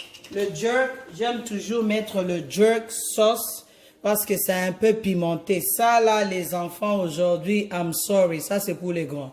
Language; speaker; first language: French; non-native, local second language; Lingala